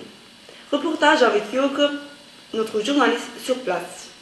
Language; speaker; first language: French; non-native, learner; Dutch